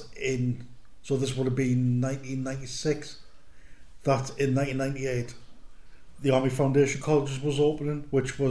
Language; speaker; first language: English; native; English